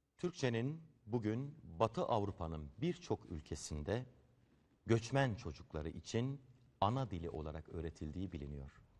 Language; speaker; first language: Turkish; native; Turkish